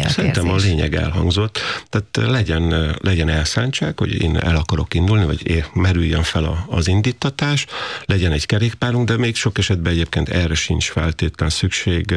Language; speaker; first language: Hungarian; native; Hungarian